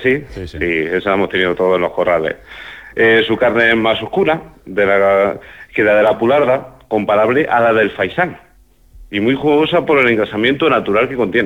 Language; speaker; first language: Spanish; native; Spanish